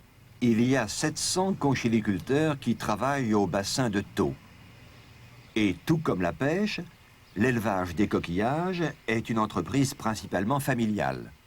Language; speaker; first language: French; native; French